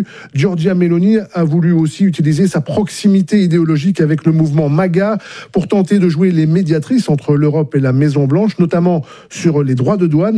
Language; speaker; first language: French; native; French